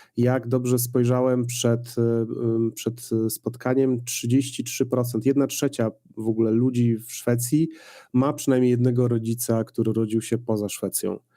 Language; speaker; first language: Polish; native; Polish